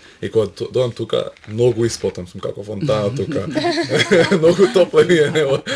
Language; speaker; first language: Macedonian; early bilingual, heritage; Macedonian